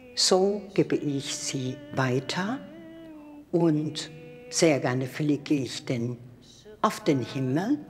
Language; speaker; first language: German; non-native, fluent; Turkish